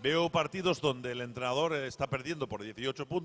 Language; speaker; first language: Spanish; native; Spanish